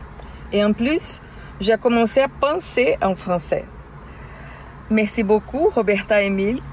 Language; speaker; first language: French; non-native, learner; Portuguese